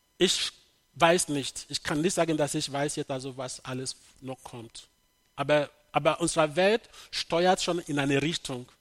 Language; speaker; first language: German; non-native, fluent; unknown